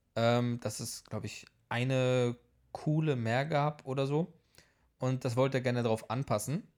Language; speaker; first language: German; early bilingual, heritage; Polish